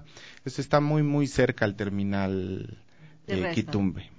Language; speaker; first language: Spanish; native; Spanish